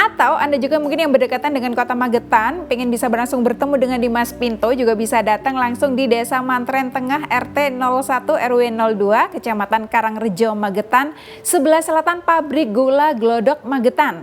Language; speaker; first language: Indonesian; native; Indonesian